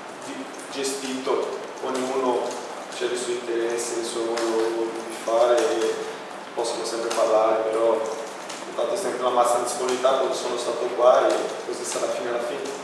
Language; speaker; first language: Italian; non-native, fluent; Portuguese